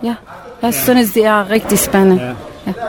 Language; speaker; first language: Danish; non-native, learner; Kurdish